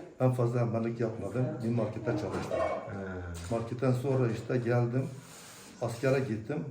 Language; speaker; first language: Turkish; non-native, local second language; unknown